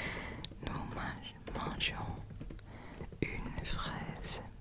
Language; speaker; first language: French; non-native, learner; English